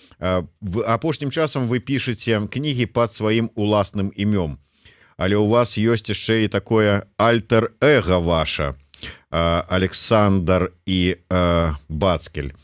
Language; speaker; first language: Belarusian; native; Belarusian